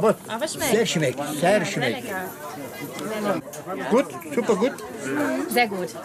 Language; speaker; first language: German; non-native, learner; Turkish